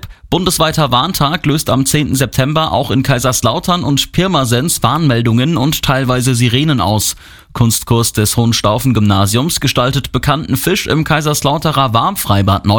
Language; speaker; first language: German; native; German